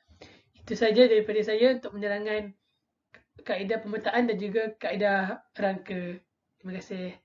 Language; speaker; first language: Malay; native; Malay